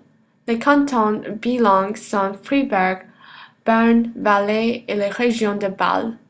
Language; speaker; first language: French; non-native, learner; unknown